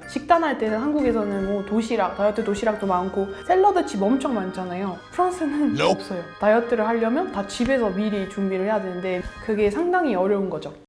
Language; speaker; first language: Korean; non-native, fluent; French